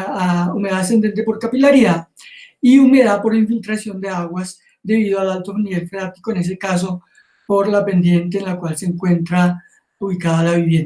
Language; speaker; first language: Spanish; native; Spanish